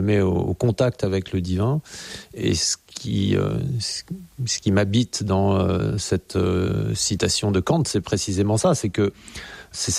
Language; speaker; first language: French; native; French